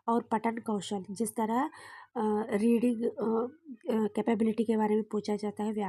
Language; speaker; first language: Hindi; non-native, local second language; Kannada